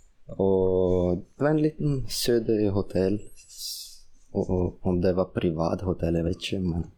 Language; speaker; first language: Norwegian; non-native, fluent; Russian